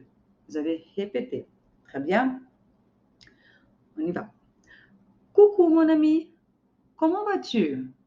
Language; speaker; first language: French; non-native, fluent; Portuguese